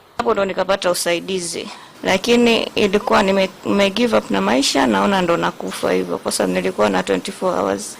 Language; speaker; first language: Swahili; native; Swahili